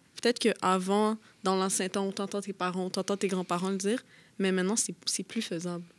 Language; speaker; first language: French; native; French